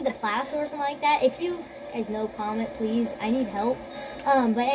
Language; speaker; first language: English; native; English